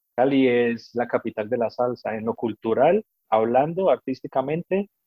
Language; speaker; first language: Spanish; native; Spanish